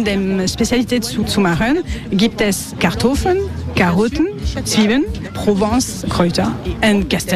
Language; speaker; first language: German; non-native, learner; French